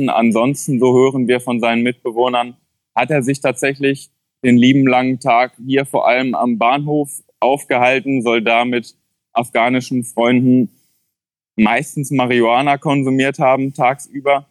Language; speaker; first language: German; native; German